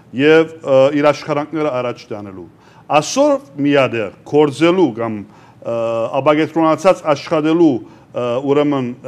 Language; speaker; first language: Armenian; early bilingual, heritage; Armenian